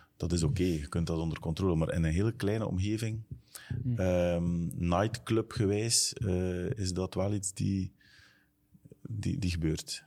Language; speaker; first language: Dutch; native; Dutch